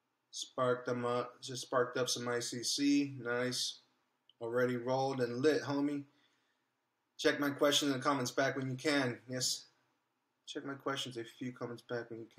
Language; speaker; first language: English; native; English